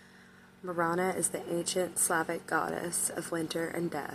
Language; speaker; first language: English; native; English